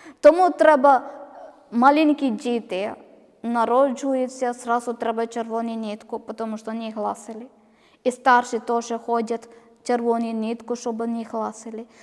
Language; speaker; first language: Ukrainian; non-native, learner; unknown